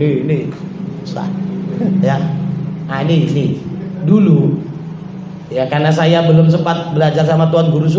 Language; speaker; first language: Indonesian; native; Indonesian